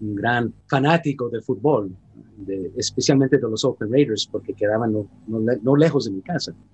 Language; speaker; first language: Spanish; early bilingual, heritage; Spanish